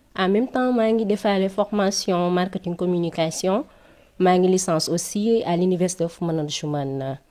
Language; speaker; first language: Wolof; non-native, local second language; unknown